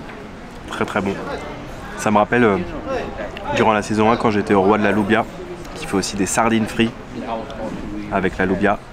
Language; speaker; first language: French; native; French